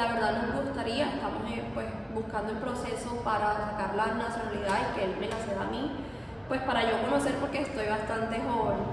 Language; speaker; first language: Spanish; native; Spanish